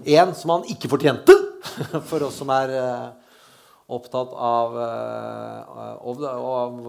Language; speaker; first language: Norwegian; native; Norwegian